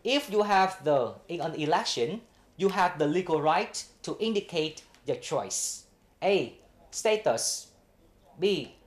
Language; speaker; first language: English; non-native, fluent; Vietnamese